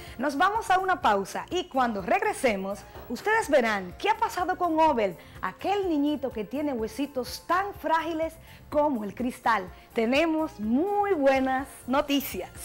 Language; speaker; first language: Spanish; native; Spanish